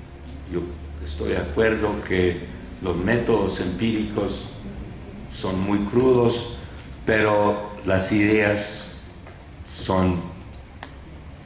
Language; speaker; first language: Spanish; non-native, fluent; English